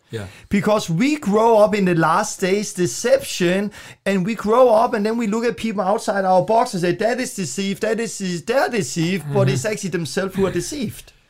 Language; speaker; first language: English; non-native, fluent; Danish